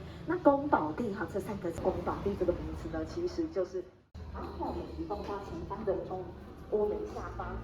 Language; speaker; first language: Chinese; native; Chinese